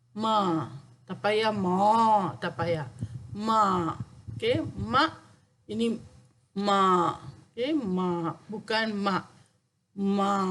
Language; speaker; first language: Malay; non-native, local second language; Tamil